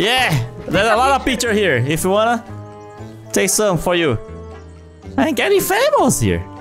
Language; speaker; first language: English; non-native, learner; Portuguese